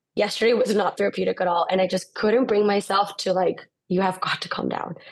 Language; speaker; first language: English; non-native, fluent; Spanish